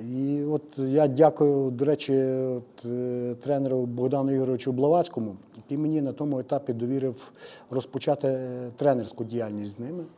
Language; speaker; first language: Ukrainian; native; Ukrainian